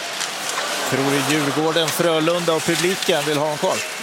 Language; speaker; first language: Swedish; native; Swedish